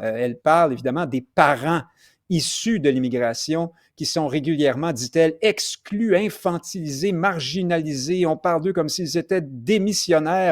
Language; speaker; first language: French; native; French